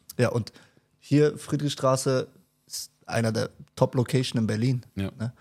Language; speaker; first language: German; early bilingual, other home language; Turkish